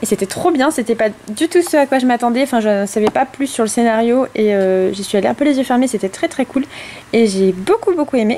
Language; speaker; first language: French; native; French